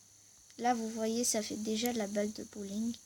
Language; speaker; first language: French; native; French